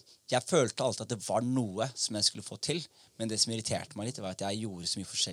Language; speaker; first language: Norwegian; early bilingual, other home language; Somali